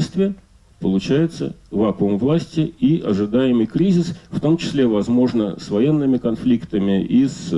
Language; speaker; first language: Russian; native; Russian